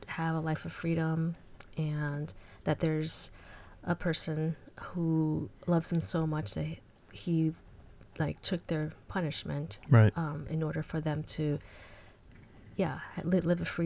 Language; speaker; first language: English; early bilingual, other home language; Chinese